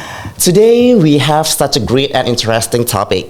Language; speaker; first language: English; non-native, fluent; Indonesian